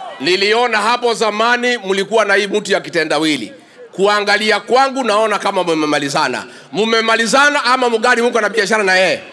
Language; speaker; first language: Swahili; non-native, local second language; Kikuyu